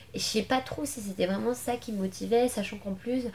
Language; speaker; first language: French; native; French